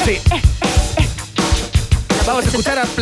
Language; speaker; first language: Spanish; native; Spanish